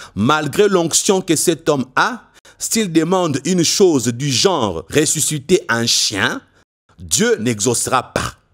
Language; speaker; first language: French; non-native, local second language; Lingala